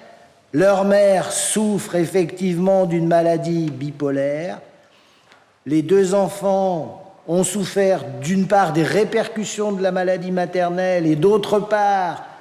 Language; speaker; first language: French; native; French